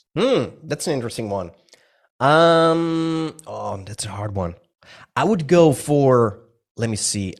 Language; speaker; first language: English; non-native, fluent; Dutch